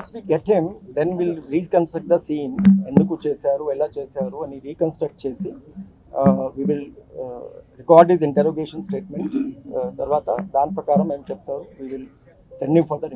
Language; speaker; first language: Telugu; non-native, fluent; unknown